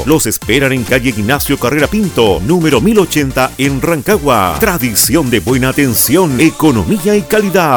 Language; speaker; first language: Spanish; native; Spanish